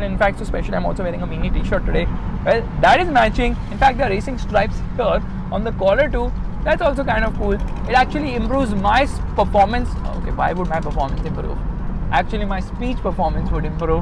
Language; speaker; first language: English; non-native, local second language; Hindi